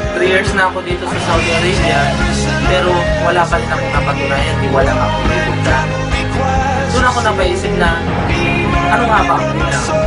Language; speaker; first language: Filipino; non-native, local second language; Iloko